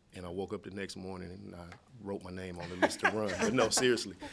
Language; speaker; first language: English; native; English